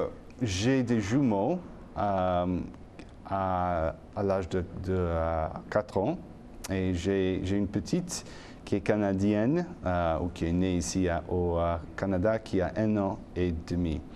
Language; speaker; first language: French; non-native, fluent; English